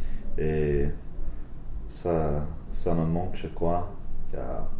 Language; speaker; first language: French; non-native, learner; English